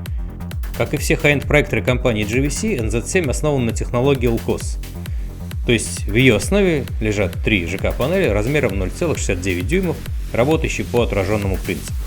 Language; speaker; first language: Russian; native; Russian